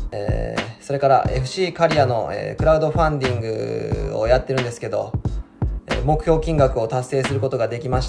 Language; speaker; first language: Japanese; native; Japanese